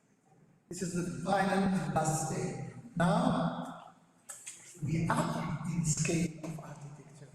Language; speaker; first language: English; non-native, learner; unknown